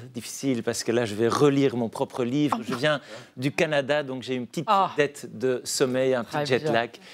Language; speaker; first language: French; native; French